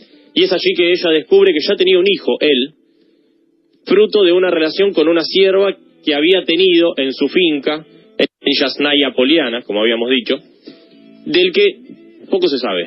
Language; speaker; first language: Spanish; native; Spanish